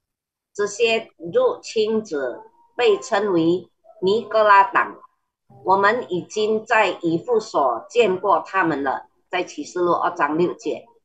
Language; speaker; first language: Chinese; early bilingual, heritage; Chinese